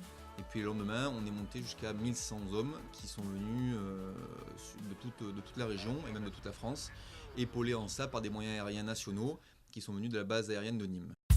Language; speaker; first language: French; native; French